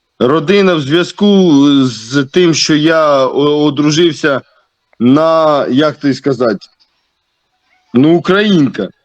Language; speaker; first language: Ukrainian; native; Ukrainian